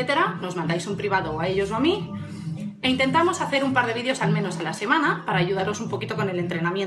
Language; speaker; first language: Spanish; native; Spanish